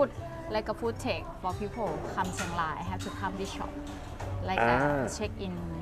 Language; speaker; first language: English; non-native, learner; Thai